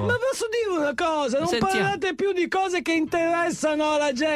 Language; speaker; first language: Italian; native; Italian